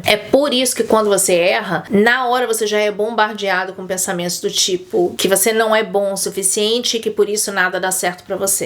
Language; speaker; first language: Portuguese; native; Portuguese